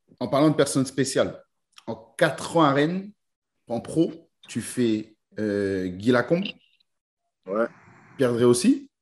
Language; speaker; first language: French; native; French